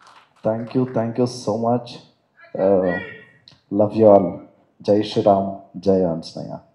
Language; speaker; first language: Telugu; non-native, learner; Kannada